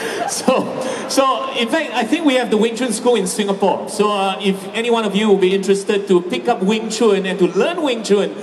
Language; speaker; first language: English; non-native, local second language; Chinese